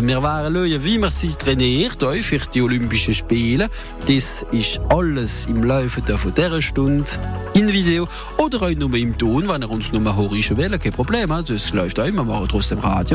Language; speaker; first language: German; native; German